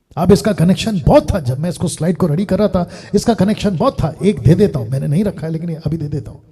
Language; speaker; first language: Hindi; non-native, local second language; Telugu